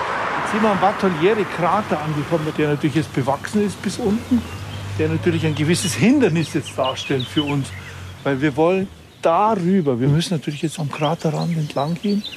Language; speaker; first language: German; native; German